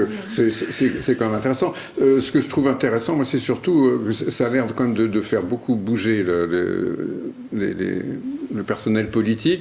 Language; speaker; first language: French; native; French